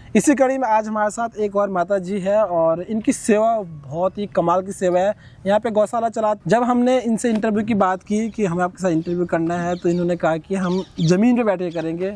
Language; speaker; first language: Hindi; native; Hindi